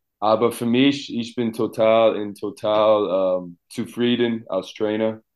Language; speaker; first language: German; non-native, learner; English